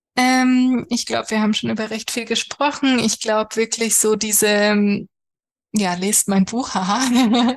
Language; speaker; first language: German; native; German